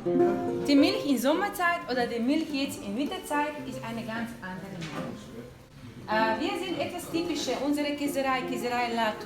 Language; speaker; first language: German; non-native, learner; Croatian